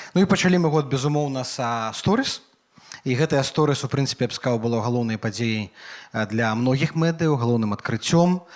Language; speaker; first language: Belarusian; native; Belarusian